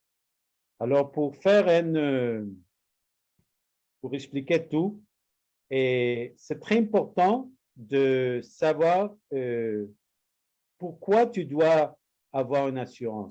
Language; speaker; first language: French; non-native, learner; Spanish